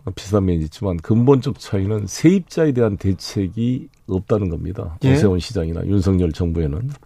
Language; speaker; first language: Korean; native; Korean